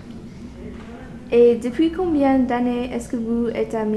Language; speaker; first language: French; non-native, fluent; English